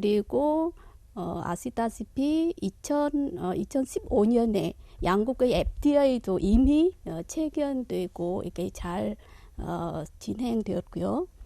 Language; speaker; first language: Korean; non-native, fluent; Vietnamese